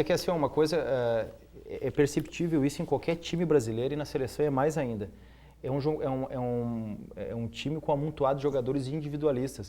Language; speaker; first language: Portuguese; native; Portuguese